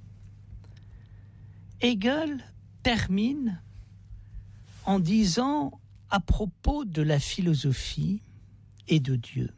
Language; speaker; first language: French; native; French